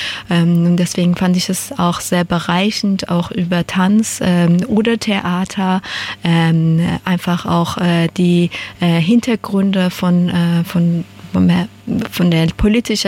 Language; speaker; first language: German; non-native, fluent; Persian